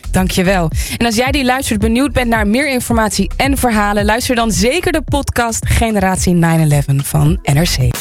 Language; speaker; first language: Dutch; native; Dutch